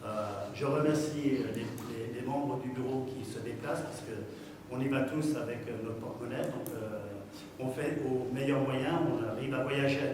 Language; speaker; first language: French; native; French